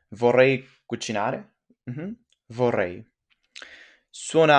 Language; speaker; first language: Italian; non-native, learner; French